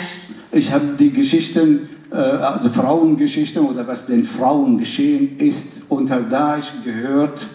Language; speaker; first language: German; non-native, fluent; Arabic